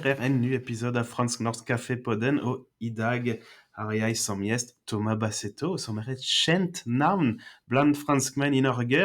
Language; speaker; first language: Norwegian; non-native, fluent; French